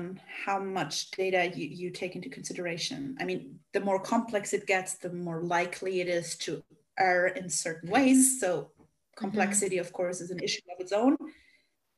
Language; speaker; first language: English; non-native, fluent; Hungarian